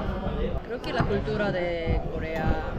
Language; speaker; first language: Spanish; non-native, learner; Korean